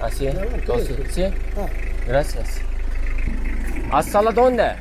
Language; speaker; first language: Spanish; non-native, learner; Turkish